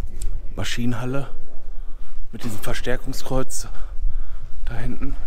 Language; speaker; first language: German; native; German